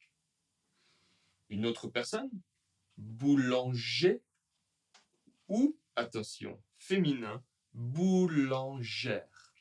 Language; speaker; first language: French; native; French